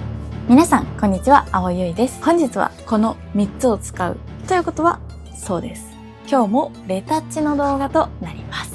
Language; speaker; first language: Japanese; native; Japanese